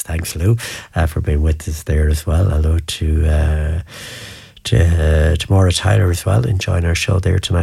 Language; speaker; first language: English; native; English